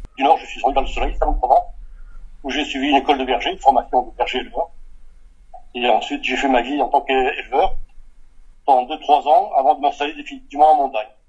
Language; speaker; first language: French; early bilingual, other home language; Portuguese